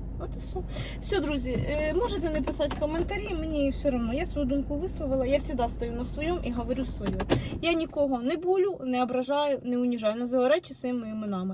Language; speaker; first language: Ukrainian; non-native, local second language; Russian